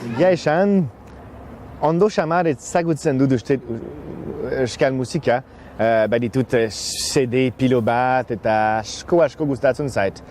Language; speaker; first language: Basque; non-native, fluent; French